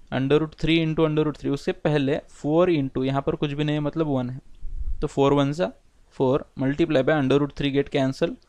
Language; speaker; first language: Hindi; non-native, local second language; Marathi